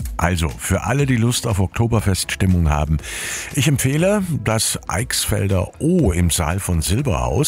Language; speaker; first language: German; native; German